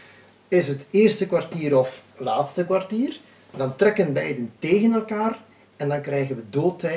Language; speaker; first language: Dutch; native; Dutch